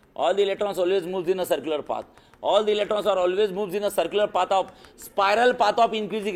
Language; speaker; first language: English; non-native, local second language; Marathi